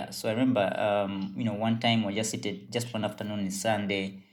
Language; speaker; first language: English; non-native, local second language; Ganda